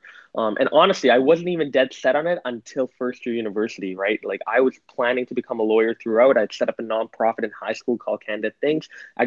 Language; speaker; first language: English; native; English